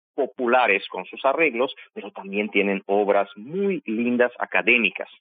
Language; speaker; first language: Spanish; non-native, fluent; Armenian